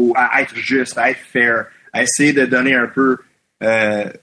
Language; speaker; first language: French; non-native, fluent; English